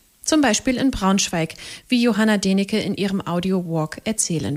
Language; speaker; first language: German; native; German